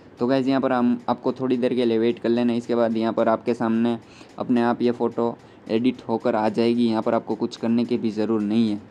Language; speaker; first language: Hindi; non-native, local second language; Gujarati